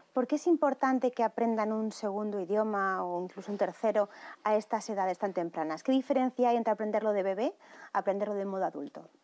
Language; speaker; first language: Spanish; native; Spanish